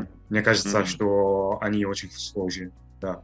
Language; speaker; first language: Russian; non-native, fluent; Italian